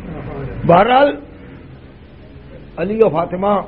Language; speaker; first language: Urdu; native; Urdu